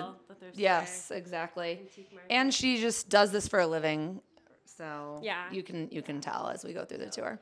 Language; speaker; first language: English; native; English